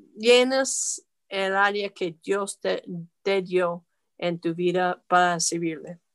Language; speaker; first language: Spanish; non-native, fluent; English